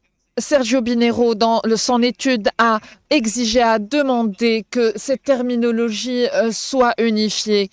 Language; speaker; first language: French; non-native, local second language; Arabic